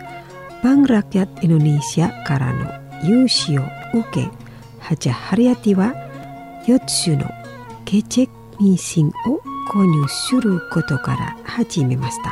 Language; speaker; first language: Japanese; non-native, learner; Indonesian